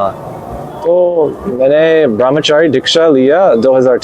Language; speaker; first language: Hindi; non-native, learner; English